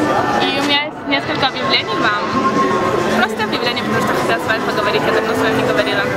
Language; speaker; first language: Russian; early bilingual, heritage; Russian